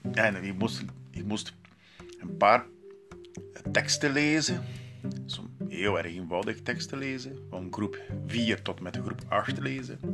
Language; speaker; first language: Dutch; non-native, learner; Portuguese